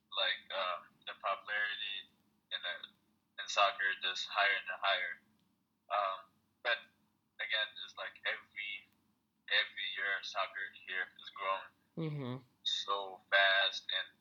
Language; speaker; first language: English; non-native, fluent; Amharic